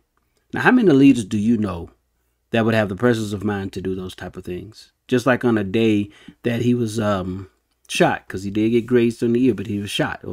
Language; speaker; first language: English; native; English